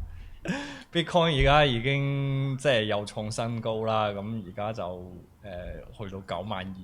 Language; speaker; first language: Cantonese; native; Cantonese